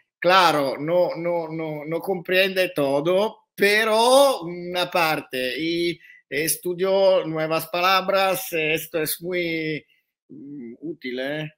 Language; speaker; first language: Spanish; non-native, learner; Italian